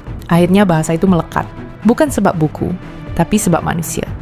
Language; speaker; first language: Malay; native; Malay